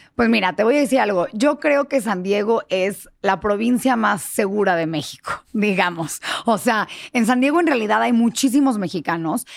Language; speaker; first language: Spanish; early bilingual, heritage; Spanish